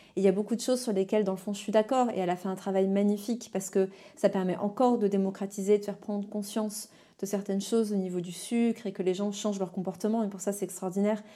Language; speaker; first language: French; native; French